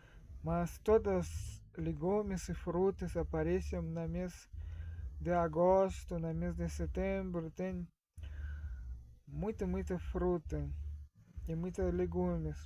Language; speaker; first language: Portuguese; non-native, fluent; Russian